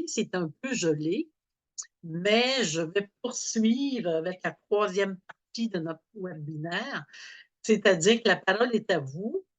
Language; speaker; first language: French; native; French